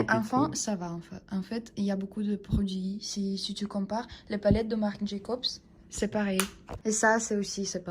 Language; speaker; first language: French; non-native, fluent; Russian